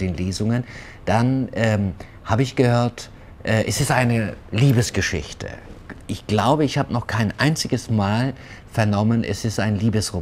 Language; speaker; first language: German; early bilingual, other home language; Turkish